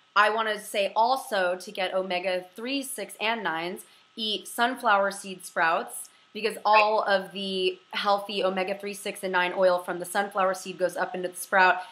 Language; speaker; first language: English; native; English